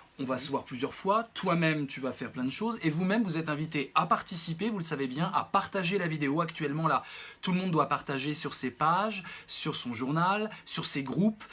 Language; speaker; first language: French; native; French